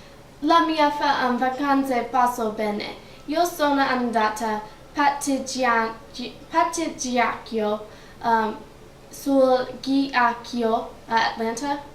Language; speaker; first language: Italian; non-native, learner; English